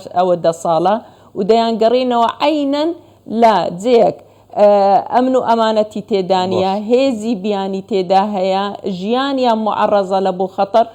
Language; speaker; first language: Central Kurdish; non-native, local second language; Kurdish